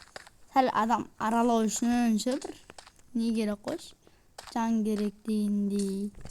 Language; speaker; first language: Kazakh; native; Kazakh